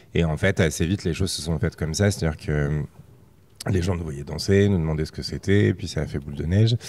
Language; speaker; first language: French; native; French